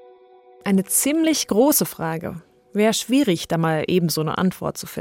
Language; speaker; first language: German; native; German